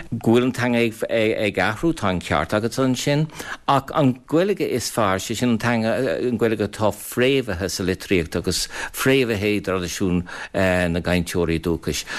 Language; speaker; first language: Irish; non-native, fluent; English